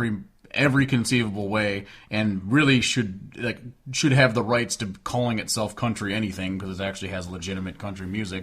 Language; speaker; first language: English; native; English